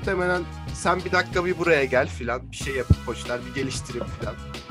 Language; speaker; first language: Turkish; native; Turkish